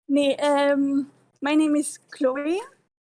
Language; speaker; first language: English; non-native, learner; Dutch